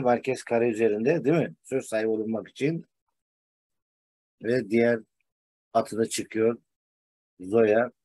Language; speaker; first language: Turkish; native; Turkish